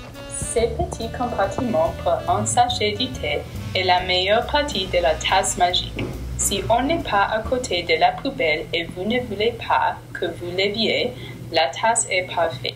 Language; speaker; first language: French; non-native, learner; English